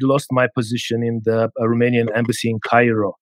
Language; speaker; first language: English; non-native, fluent; Romanian